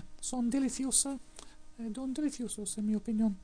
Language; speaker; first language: Spanish; non-native, fluent; English